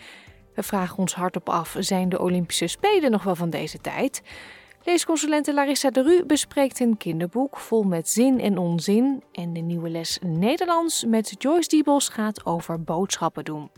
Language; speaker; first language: Dutch; native; Dutch